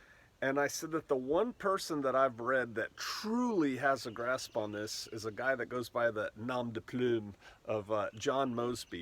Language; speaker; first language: English; native; English